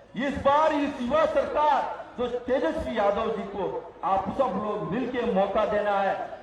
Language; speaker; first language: Hindi; non-native, local second language; Kannada